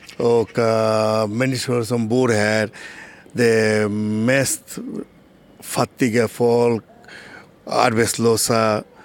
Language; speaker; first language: Swedish; non-native, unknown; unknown